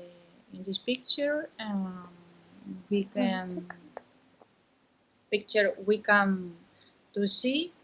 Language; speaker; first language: English; non-native, learner; Spanish